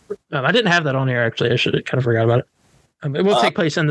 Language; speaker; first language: English; native; English